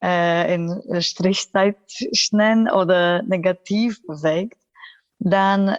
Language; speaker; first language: German; non-native, fluent; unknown